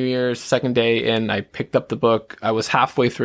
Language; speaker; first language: English; native; English